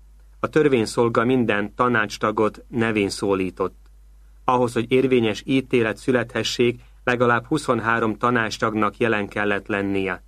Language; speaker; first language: Hungarian; native; Hungarian